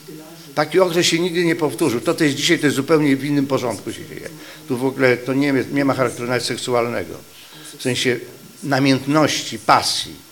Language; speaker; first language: Polish; native; Polish